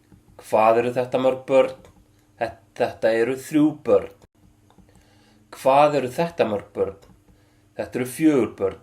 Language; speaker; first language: Icelandic; non-native, fluent; Arabic